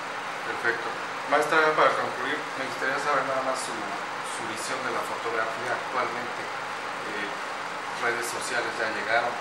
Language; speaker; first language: Spanish; native; Spanish